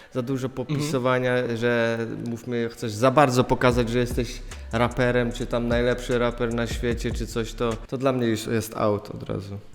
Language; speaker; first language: Polish; early bilingual, heritage; Polish